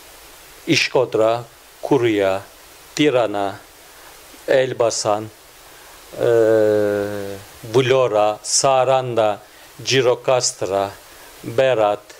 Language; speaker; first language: Albanian; non-native, learner; Turkish